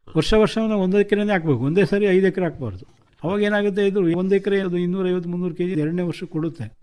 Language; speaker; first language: Kannada; native; Kannada